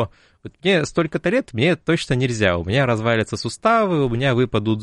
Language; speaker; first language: Russian; native; Russian